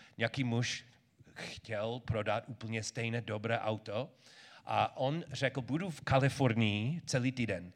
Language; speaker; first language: Czech; non-native, learner; English